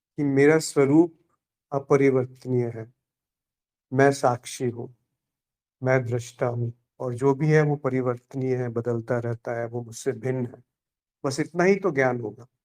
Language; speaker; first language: Hindi; native; Hindi